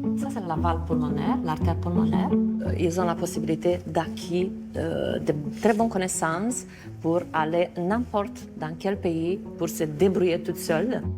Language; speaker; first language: French; non-native, fluent; Romanian